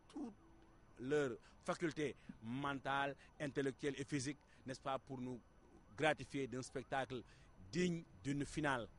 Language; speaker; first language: French; non-native, local second language; Wolof